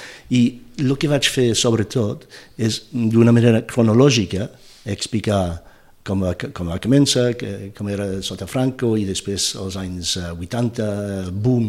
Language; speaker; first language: Catalan; non-native, fluent; English